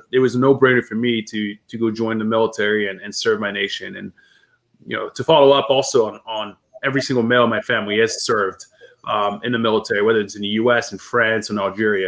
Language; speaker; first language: English; early bilingual, other home language; French